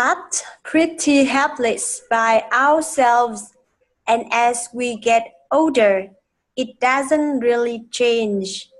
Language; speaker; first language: English; non-native, fluent; Vietnamese